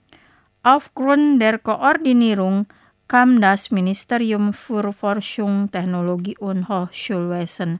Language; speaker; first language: German; non-native, fluent; Indonesian